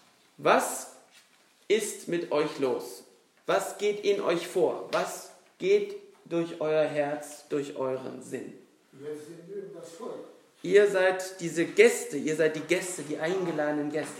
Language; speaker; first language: German; native; German